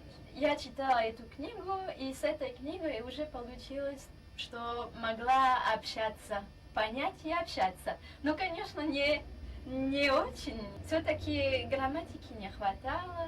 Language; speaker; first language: Russian; non-native, fluent; French